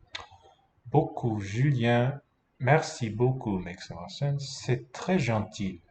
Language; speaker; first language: French; non-native, fluent; English